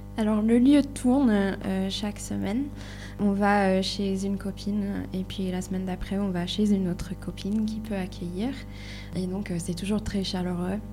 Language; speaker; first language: French; non-native, fluent; English